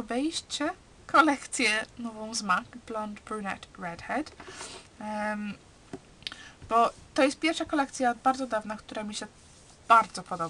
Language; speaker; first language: Polish; early bilingual, heritage; Polish